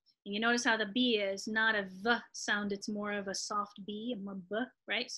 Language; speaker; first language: English; native; English